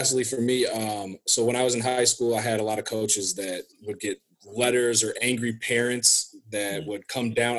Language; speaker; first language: English; native; English